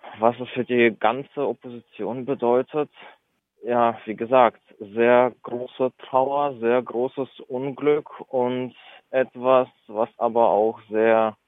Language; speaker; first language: German; early bilingual, other home language; Russian